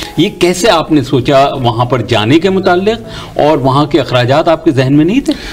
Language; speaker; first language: Urdu; native; Urdu